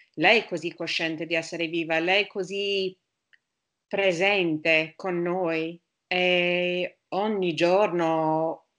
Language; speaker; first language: Italian; non-native, fluent; English